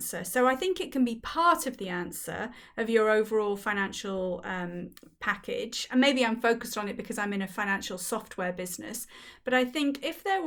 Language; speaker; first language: English; native; English